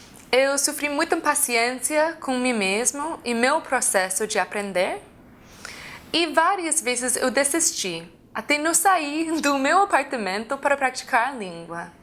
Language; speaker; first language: Portuguese; non-native, fluent; English